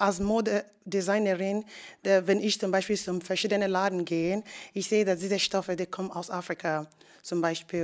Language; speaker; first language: German; non-native, fluent; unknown